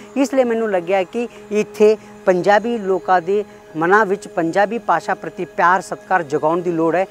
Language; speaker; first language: Punjabi; non-native, fluent; Kannada